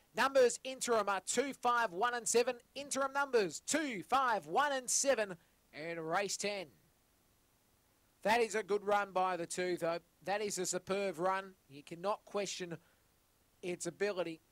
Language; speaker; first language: English; native; English